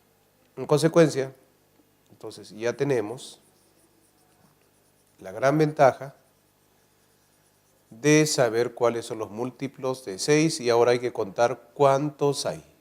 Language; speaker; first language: Spanish; native; Spanish